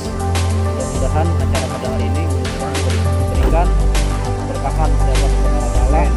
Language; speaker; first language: Indonesian; native; Indonesian